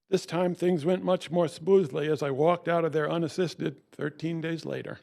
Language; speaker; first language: English; native; English